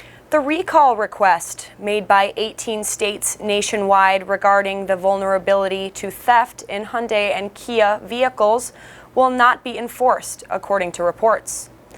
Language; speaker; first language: English; native; English